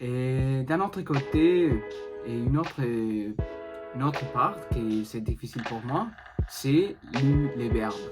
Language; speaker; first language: French; non-native, learner; Spanish